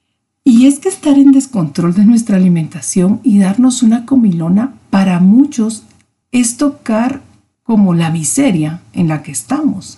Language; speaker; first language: Spanish; native; Spanish